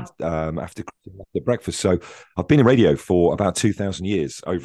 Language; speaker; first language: English; native; English